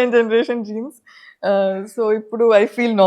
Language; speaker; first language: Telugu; non-native, fluent; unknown